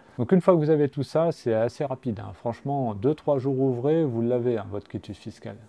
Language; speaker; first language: French; native; French